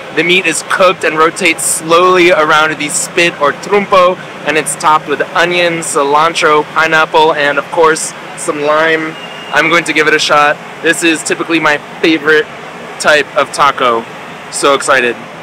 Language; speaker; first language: English; native; English